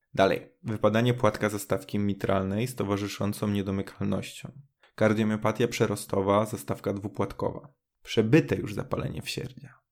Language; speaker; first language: Polish; native; Polish